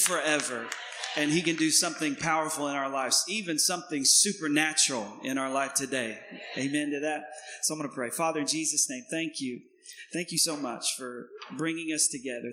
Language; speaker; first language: English; native; English